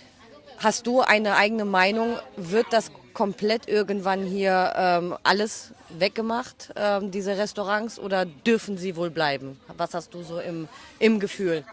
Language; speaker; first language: German; native; German